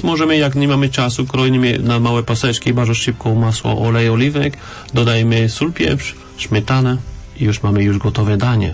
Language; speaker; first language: Polish; non-native, learner; French